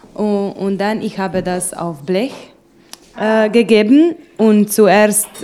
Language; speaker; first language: German; non-native, learner; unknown